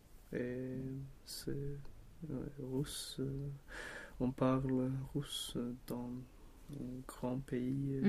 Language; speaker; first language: French; non-native, learner; Swedish